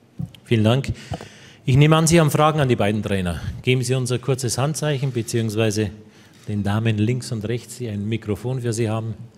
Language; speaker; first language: German; native; German